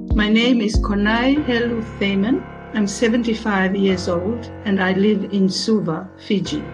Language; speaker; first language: English; non-native, fluent; Tongan